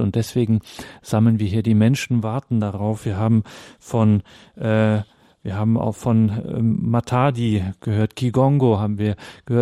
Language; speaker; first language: German; native; German